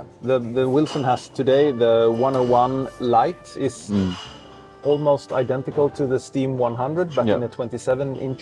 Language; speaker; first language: English; non-native, fluent; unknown